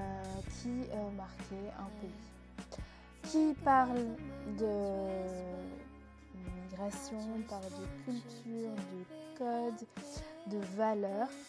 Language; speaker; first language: French; native; French